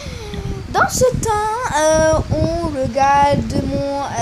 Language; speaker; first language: French; non-native, learner; Arabic